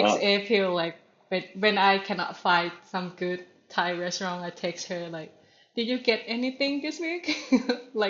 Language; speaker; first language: English; non-native, learner; Thai